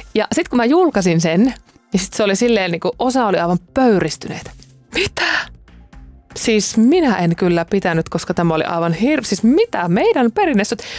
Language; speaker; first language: Finnish; native; Finnish